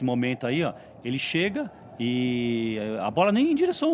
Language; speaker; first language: Portuguese; native; Portuguese